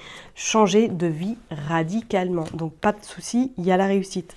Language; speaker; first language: French; native; French